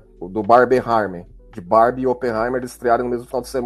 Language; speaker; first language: Portuguese; native; Portuguese